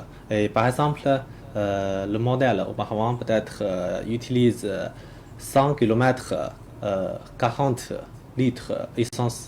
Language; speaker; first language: French; non-native, learner; Chinese